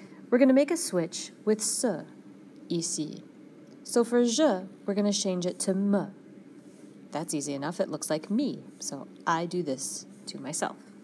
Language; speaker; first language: English; native; English